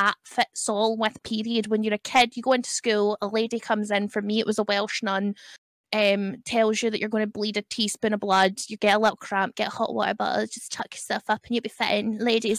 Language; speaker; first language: English; native; English